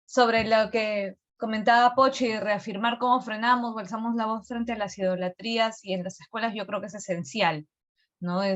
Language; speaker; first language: Spanish; native; Spanish